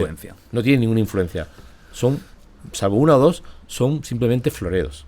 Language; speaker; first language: Spanish; native; Spanish